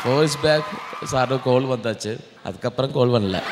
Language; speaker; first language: Tamil; non-native, learner; Malayalam